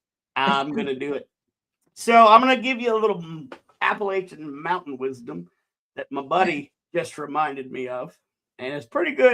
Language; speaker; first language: English; native; English